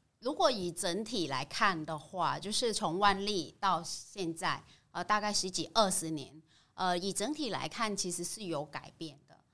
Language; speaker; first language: Chinese; non-native, fluent; Vietnamese